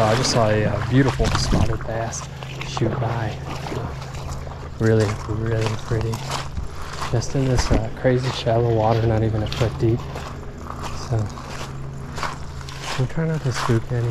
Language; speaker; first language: English; native; English